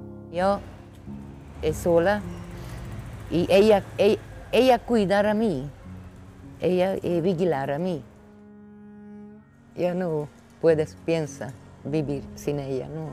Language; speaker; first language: Spanish; non-native, learner; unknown